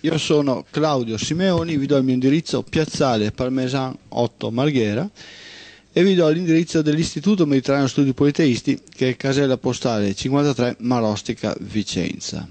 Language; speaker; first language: Italian; native; Italian